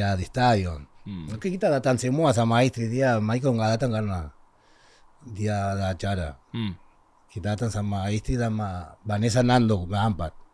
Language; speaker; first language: Indonesian; non-native, learner; Spanish